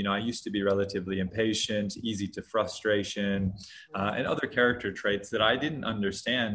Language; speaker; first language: English; native; English